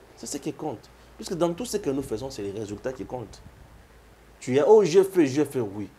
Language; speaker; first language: French; non-native, local second language; Lingala